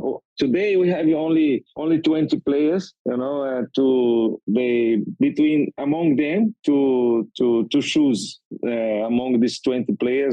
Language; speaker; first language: English; non-native, learner; Portuguese